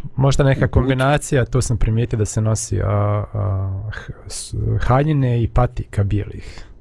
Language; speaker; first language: Bosnian; native; Bosnian